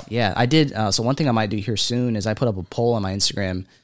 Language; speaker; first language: English; native; English